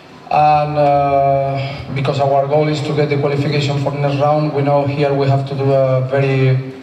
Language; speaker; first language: English; non-native, fluent; Spanish